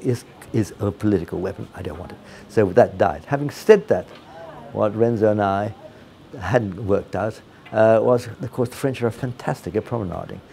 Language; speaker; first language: English; non-native, fluent; Italian